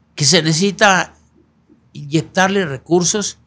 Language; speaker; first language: Spanish; native; Spanish